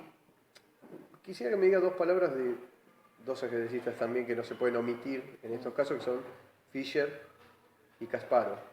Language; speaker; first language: Spanish; native; Spanish